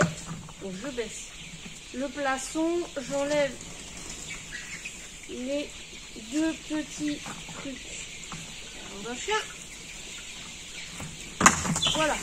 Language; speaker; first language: French; native; French